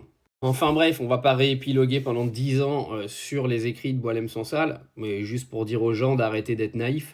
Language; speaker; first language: French; native; French